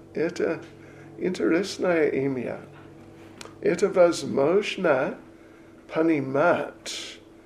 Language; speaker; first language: Russian; non-native, learner; English